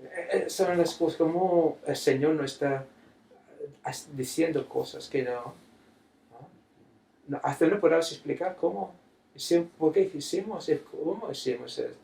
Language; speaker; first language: Spanish; non-native, fluent; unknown